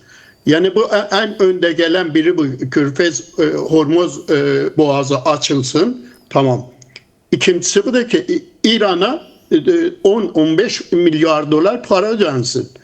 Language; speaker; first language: Turkish; non-native, fluent; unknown